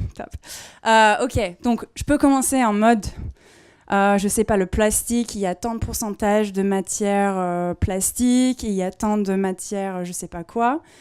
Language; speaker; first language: French; non-native, fluent; English